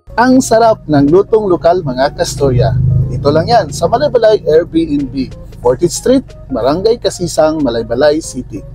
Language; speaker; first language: Filipino; non-native, local second language; Cebuano